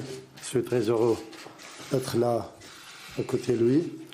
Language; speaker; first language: French; non-native, learner; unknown